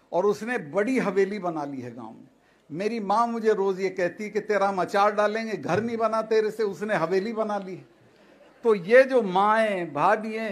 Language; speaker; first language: Hindi; native; Hindi